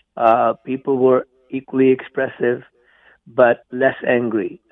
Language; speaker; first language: English; non-native, local second language; Punjabi